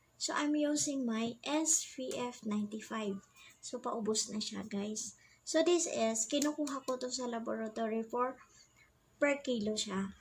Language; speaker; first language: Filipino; non-native, local second language; Bikol